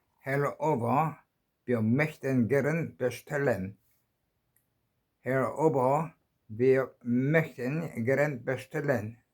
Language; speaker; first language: German; non-native, learner; Korean